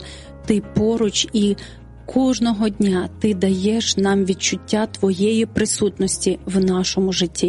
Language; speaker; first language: Ukrainian; native; Ukrainian